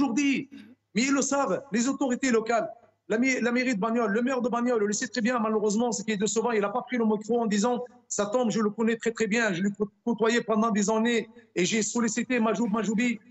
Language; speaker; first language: French; non-native, local second language; Arabic